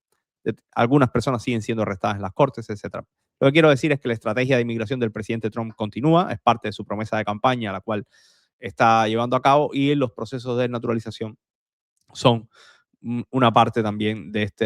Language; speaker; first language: Spanish; native; Spanish